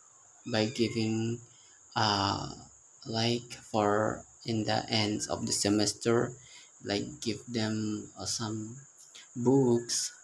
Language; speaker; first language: English; non-native, learner; Indonesian